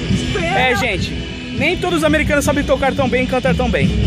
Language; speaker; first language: Portuguese; native; Portuguese